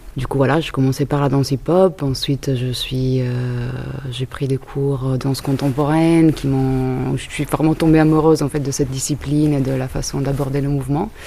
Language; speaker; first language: French; non-native, fluent; Italian